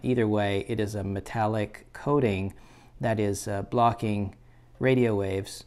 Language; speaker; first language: English; native; English